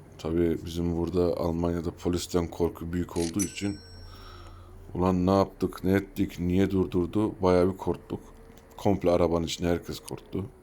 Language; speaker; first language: Turkish; early bilingual, heritage; Turkish